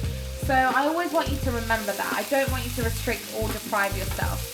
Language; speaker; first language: English; native; English